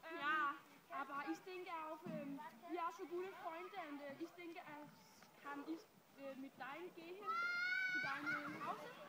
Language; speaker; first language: German; non-native, learner; Danish